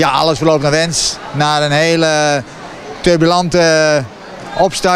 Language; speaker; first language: Dutch; native; Dutch